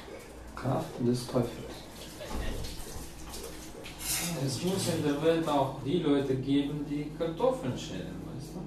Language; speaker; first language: German; non-native, fluent; Russian